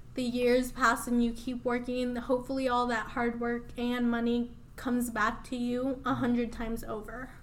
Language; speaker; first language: English; early bilingual, other home language; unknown